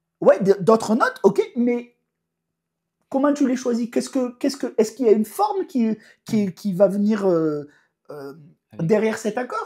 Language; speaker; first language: French; native; French